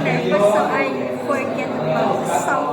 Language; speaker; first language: English; non-native, learner; Indonesian